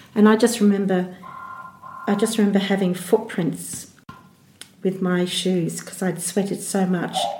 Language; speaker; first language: English; native; English